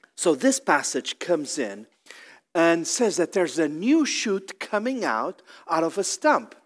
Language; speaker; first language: English; non-native, fluent; Portuguese